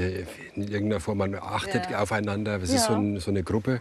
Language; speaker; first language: German; native; German